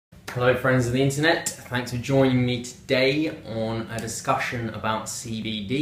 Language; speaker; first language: English; native; English